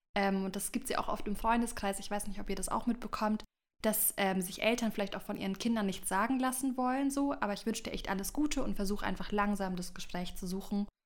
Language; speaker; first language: German; early bilingual, other home language; Amharic